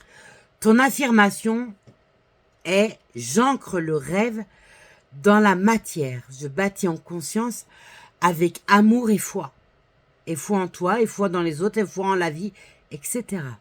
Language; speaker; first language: French; native; French